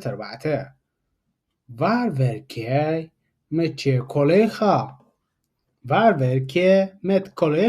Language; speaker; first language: Dutch; non-native, fluent; Tigrinya